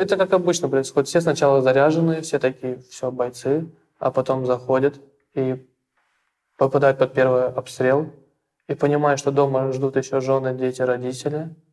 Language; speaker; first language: Russian; native; Russian